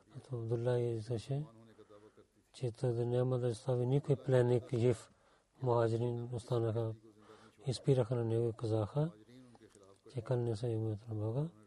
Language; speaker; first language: Bulgarian; non-native, learner; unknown